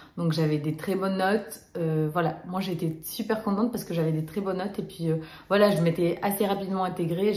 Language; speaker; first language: French; early bilingual, other home language; Romanian